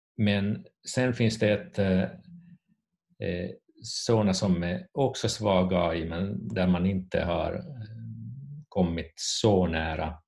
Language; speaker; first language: Swedish; non-native, fluent; Finnish